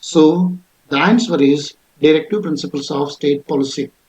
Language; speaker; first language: English; non-native, local second language; Kannada